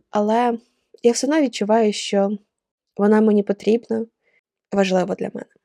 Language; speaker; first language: Ukrainian; non-native, local second language; Russian